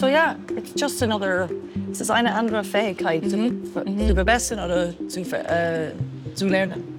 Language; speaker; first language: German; non-native, learner; English